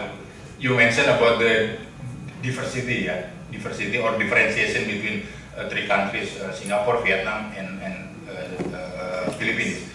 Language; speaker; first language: English; non-native, learner; Indonesian